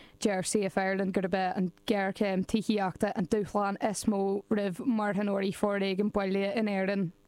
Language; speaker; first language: Irish; native; Irish